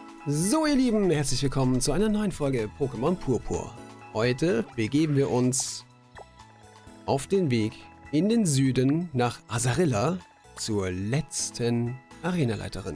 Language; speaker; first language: German; native; German